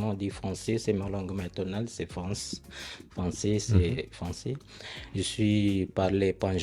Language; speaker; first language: French; non-native, learner; Punjabi